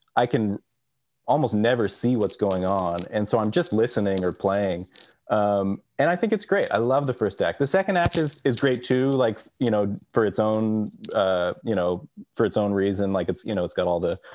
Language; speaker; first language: English; native; English